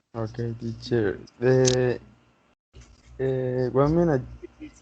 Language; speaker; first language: English; non-native, learner; Spanish